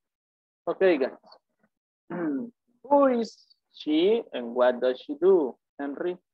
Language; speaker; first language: English; non-native, fluent; Spanish